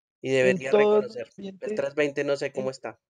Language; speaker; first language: Spanish; native; Spanish